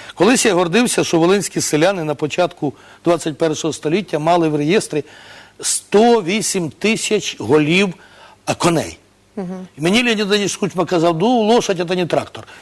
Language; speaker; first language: Ukrainian; native; Ukrainian